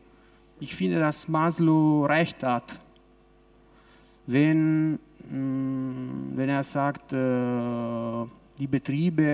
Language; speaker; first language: German; non-native, local second language; Italian